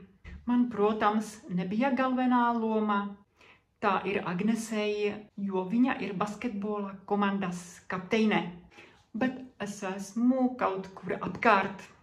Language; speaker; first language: Latvian; non-native, fluent; Czech